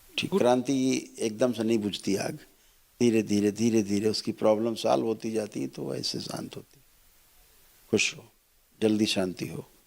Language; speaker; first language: Hindi; native; Hindi